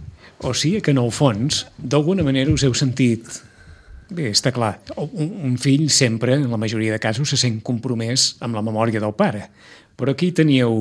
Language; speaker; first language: Catalan; native; Catalan